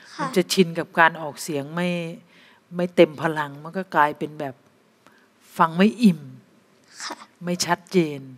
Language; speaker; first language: Thai; native; Thai